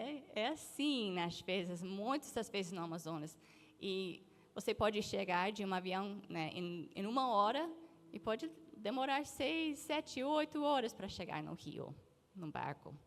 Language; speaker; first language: Portuguese; non-native, fluent; English